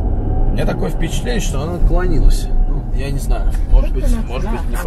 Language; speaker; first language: Russian; native; Russian